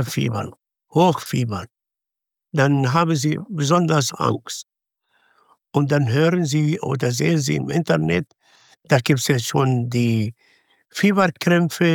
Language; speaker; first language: German; non-native, fluent; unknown